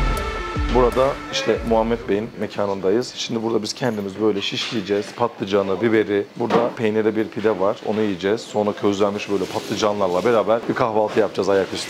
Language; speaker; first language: Turkish; native; Turkish